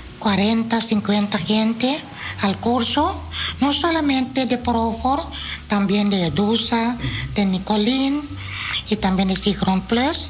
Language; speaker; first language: Spanish; non-native, fluent; Dutch